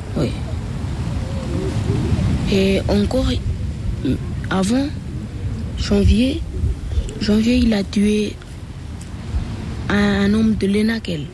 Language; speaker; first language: French; non-native, learner; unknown